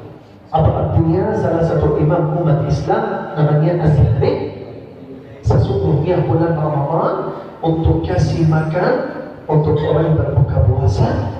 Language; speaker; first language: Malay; non-native, fluent; Arabic